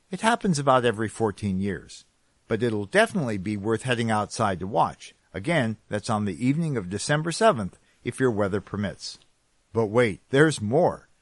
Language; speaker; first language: English; native; English